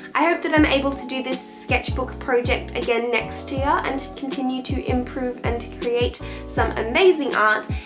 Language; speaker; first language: English; native; English